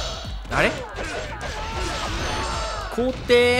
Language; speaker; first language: Japanese; native; Japanese